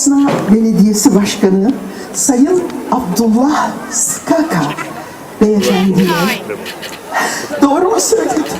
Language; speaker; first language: Turkish; native; Turkish